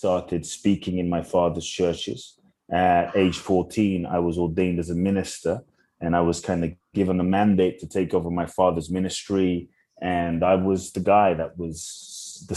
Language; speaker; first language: English; native; English